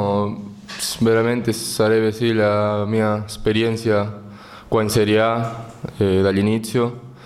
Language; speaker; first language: Italian; non-native, learner; Spanish